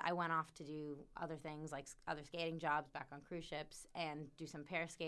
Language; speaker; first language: English; native; English